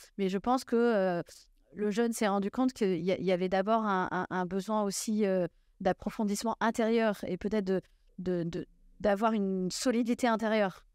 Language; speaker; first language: French; native; French